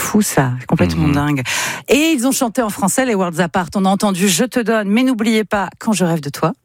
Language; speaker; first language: French; native; French